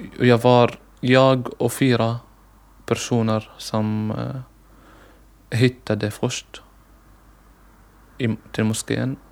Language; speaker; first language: Swedish; non-native, learner; Arabic